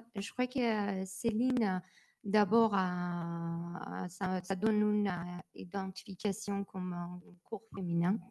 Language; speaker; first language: French; non-native, learner; Persian